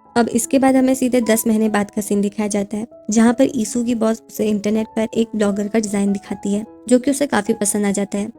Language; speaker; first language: Hindi; native; Hindi